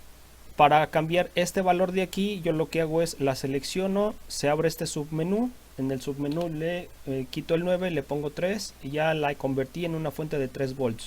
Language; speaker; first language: Spanish; native; Spanish